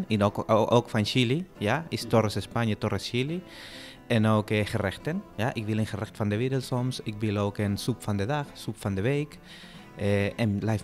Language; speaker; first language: Dutch; non-native, learner; Spanish